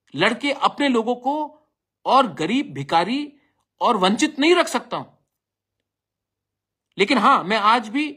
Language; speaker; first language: Hindi; non-native, local second language; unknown